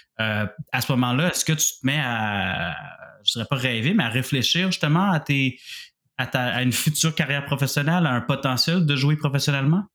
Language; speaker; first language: French; native; French